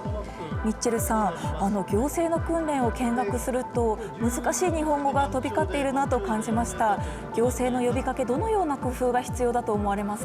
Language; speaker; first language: Japanese; native; Japanese